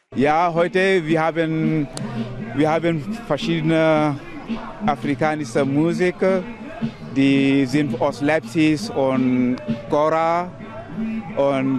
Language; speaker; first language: German; non-native, learner; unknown